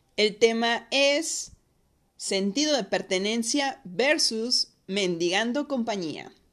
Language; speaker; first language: Spanish; native; Spanish